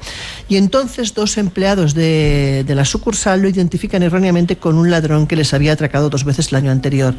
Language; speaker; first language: Spanish; native; Spanish